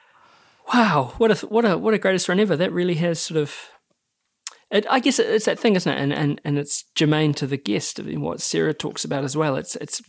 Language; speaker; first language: English; native; English